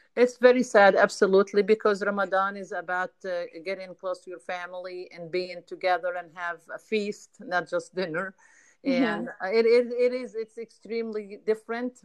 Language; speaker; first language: English; non-native, fluent; Arabic